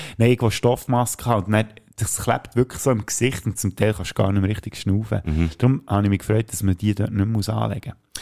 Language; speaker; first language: German; native; German